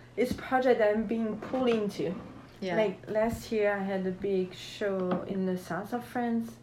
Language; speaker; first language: English; non-native, fluent; French